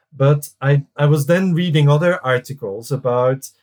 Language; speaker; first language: English; non-native, fluent; Dutch